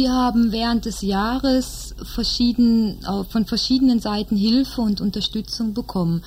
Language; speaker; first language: German; native; German